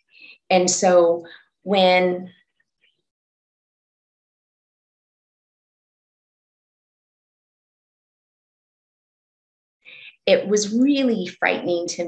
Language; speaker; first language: English; native; English